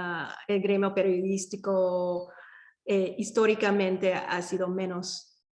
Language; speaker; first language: Spanish; early bilingual, heritage; Spanish